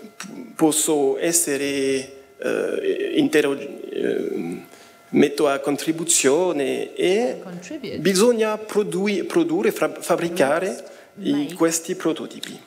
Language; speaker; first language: Italian; non-native, fluent; French